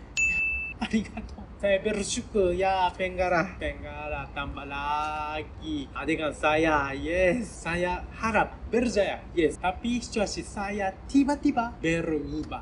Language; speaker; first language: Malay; non-native, learner; Japanese